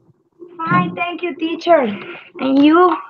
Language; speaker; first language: English; non-native, learner; Spanish